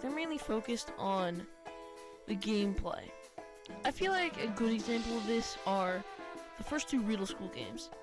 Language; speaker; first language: English; native; English